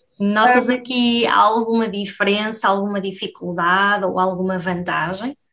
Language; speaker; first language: Portuguese; native; Portuguese